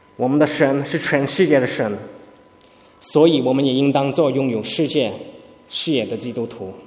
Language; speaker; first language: Chinese; early bilingual, heritage; Chinese